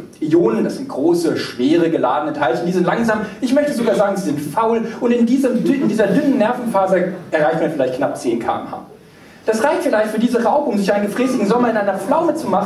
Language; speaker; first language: German; native; German